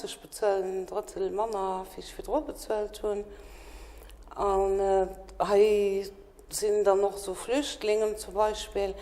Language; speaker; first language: German; non-native, local second language; Luxembourgish